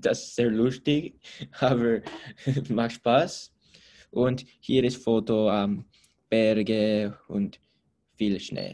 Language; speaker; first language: German; non-native, learner; English